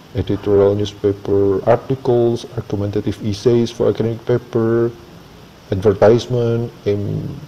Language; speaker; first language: English; non-native, fluent; Indonesian